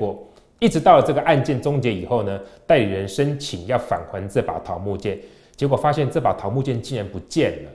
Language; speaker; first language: Chinese; native; Chinese